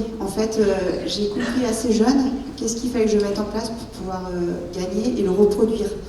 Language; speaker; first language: French; native; French